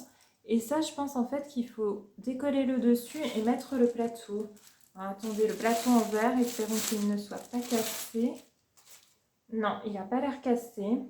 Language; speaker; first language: French; native; French